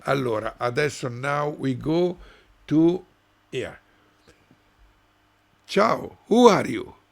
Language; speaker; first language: English; non-native, learner; Italian